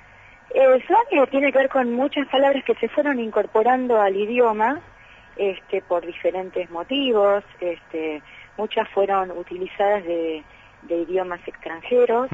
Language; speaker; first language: Spanish; native; Spanish